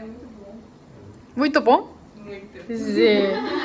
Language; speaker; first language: Portuguese; non-native, learner; Korean